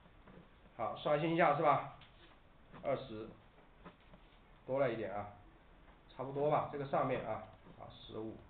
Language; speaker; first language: Chinese; native; Chinese